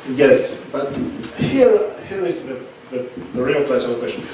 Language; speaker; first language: English; non-native, fluent; Russian